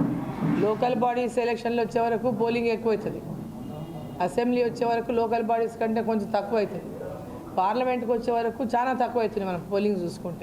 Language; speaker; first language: Telugu; native; Telugu